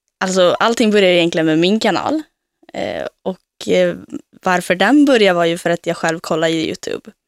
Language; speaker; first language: Swedish; native; Swedish